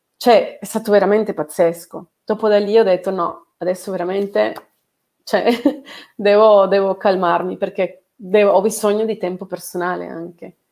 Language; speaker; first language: Italian; non-native, fluent; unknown